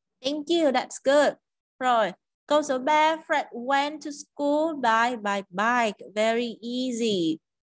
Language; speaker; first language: English; non-native, fluent; Vietnamese